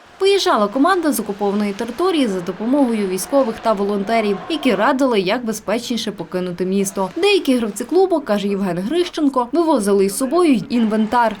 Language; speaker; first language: Ukrainian; native; Ukrainian